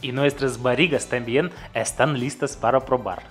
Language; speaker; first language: Spanish; non-native, fluent; Russian